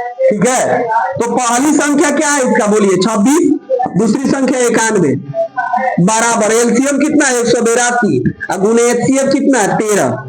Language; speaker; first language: Hindi; native; Hindi